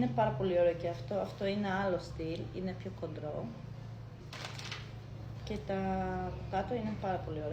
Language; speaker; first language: Greek; non-native, fluent; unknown